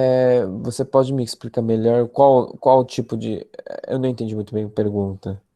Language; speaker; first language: Portuguese; non-native, fluent; Korean